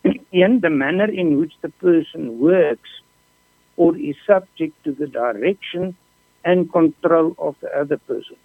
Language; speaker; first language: English; non-native, local second language; Afrikaans